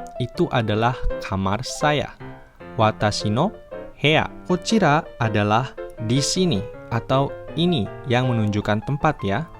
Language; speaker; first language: Indonesian; native; Indonesian